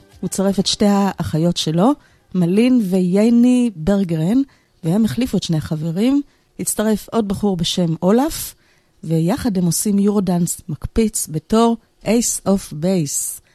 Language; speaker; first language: Hebrew; native; Hebrew